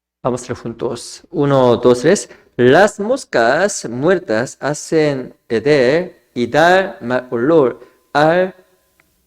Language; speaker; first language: Spanish; non-native, fluent; Korean